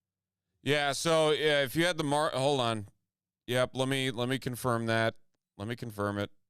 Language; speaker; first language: English; native; English